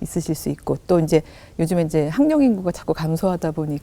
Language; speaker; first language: Korean; native; Korean